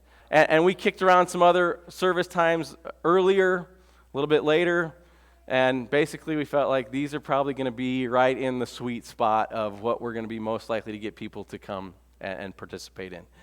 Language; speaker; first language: English; native; English